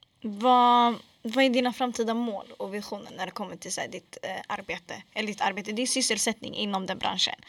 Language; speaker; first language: Swedish; early bilingual, other home language; Arabic